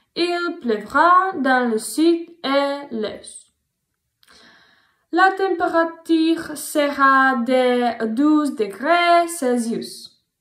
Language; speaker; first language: French; non-native, learner; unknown